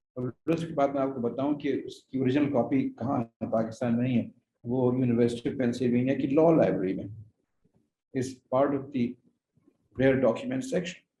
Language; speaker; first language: Urdu; native; Urdu